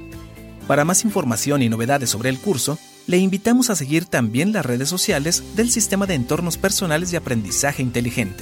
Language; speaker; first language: Spanish; native; Spanish